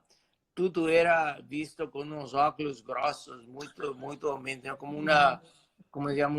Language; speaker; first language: Portuguese; non-native, fluent; Spanish